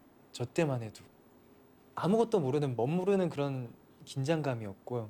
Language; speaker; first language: Korean; native; Korean